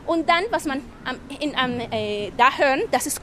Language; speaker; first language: German; non-native, fluent; Spanish